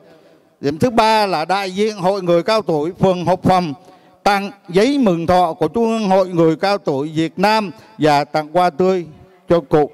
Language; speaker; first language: Vietnamese; native; Vietnamese